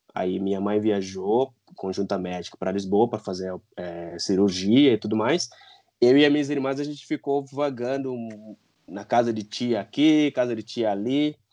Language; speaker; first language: Portuguese; non-native, local second language; Upper Guinea Crioulo